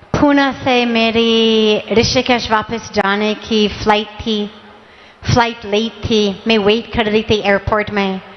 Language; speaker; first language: Hindi; non-native, fluent; English